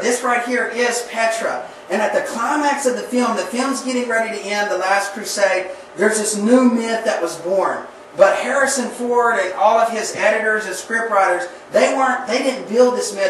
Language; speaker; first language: English; native; English